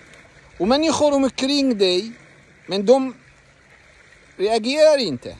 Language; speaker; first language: Swedish; non-native, fluent; Arabic